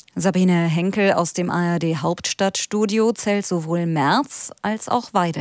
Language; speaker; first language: German; native; German